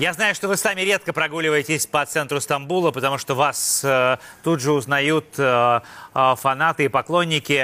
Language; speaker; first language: Russian; native; Russian